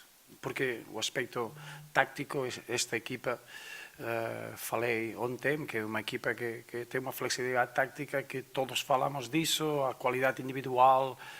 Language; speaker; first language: Portuguese; non-native, fluent; Spanish